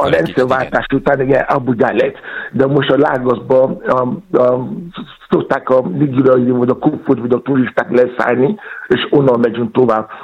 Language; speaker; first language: Hungarian; non-native, fluent; Yoruba